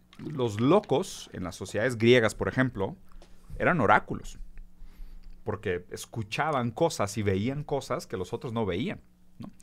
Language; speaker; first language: Spanish; early bilingual, other home language; Portuguese